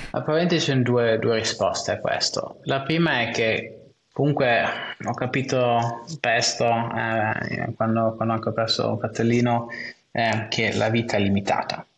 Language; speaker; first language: Italian; non-native, local second language; German